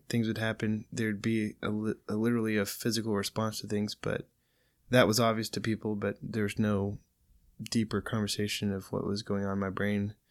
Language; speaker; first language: English; native; English